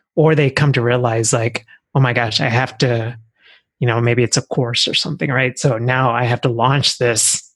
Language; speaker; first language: English; native; English